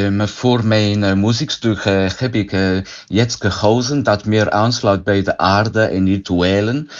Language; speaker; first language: Dutch; non-native, learner; English